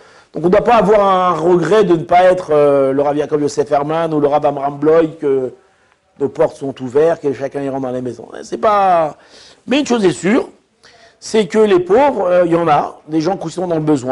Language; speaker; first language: French; native; French